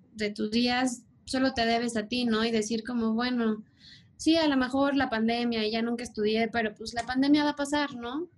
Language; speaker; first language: Spanish; native; Spanish